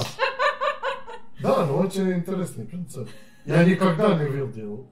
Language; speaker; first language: Russian; non-native, learner; Serbian